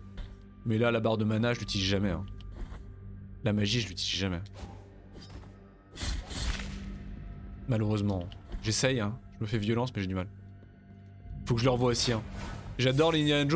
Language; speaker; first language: French; native; French